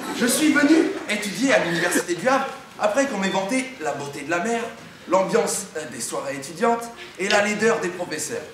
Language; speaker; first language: French; native; French